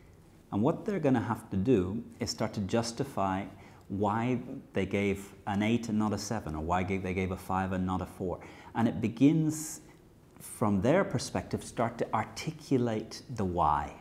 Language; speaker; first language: English; native; English